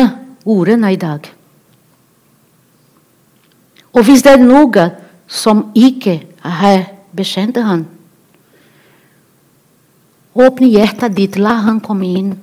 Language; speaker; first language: Norwegian; non-native, learner; Portuguese